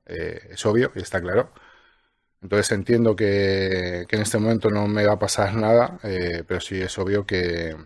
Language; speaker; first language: Spanish; native; Spanish